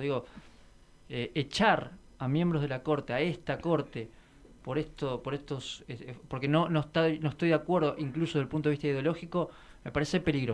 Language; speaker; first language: Spanish; native; Spanish